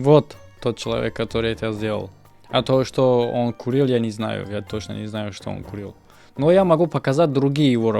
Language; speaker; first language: Russian; non-native, local second language; Tajik